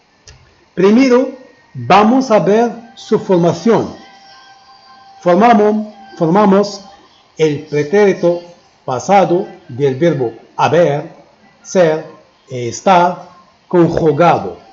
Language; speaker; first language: Spanish; non-native, fluent; Arabic